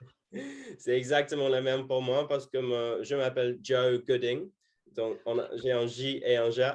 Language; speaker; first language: French; non-native, fluent; English